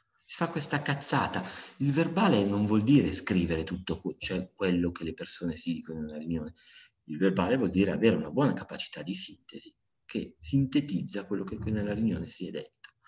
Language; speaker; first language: Italian; native; Italian